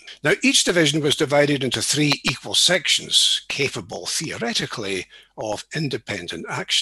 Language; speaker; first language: English; native; English